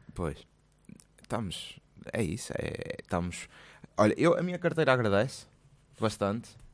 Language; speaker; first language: Portuguese; native; Portuguese